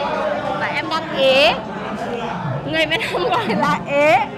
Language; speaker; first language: Vietnamese; non-native, fluent; Lao